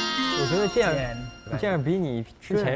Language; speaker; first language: Chinese; native; Chinese